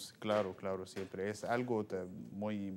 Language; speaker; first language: Spanish; non-native, fluent; Arabic